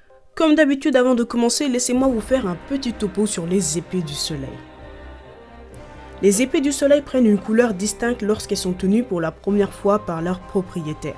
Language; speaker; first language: French; native; French